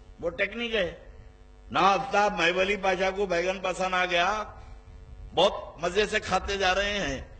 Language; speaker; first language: Urdu; native; Urdu